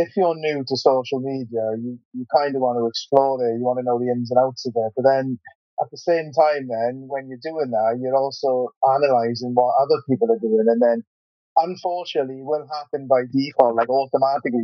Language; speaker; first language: English; native; English